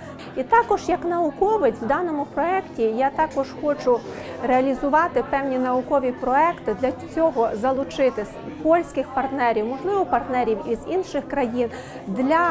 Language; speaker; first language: Ukrainian; native; Ukrainian